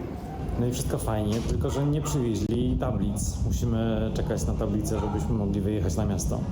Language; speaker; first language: Polish; native; Polish